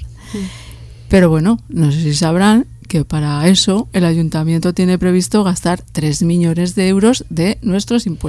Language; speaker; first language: Spanish; native; Spanish